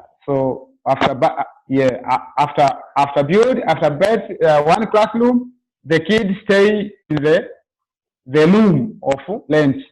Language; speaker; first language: English; non-native, local second language; Swahili